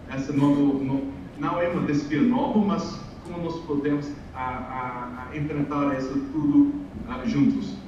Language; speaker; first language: Portuguese; non-native, fluent; English